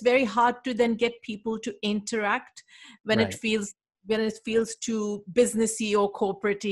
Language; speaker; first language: English; non-native, local second language; Urdu